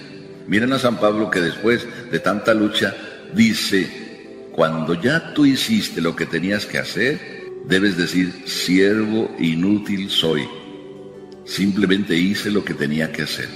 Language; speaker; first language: Spanish; native; Spanish